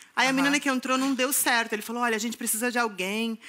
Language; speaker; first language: Portuguese; native; Portuguese